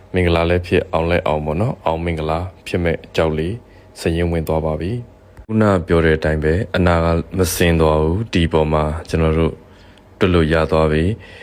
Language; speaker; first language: Burmese; native; Burmese